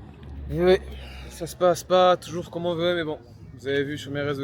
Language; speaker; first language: French; native; French